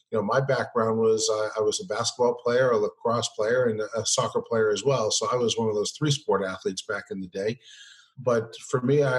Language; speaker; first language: English; native; English